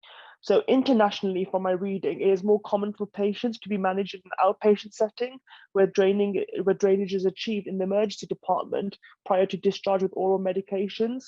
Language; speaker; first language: English; native; English